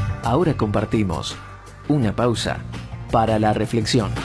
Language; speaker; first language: Spanish; native; Spanish